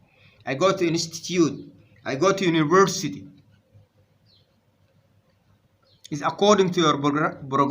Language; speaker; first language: English; non-native, fluent; Arabic